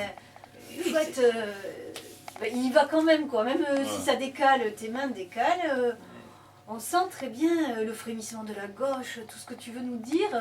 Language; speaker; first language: French; native; French